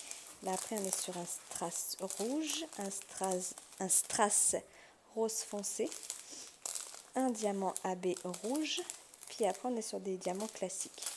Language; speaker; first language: French; native; French